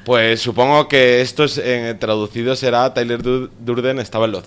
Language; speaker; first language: Spanish; native; Spanish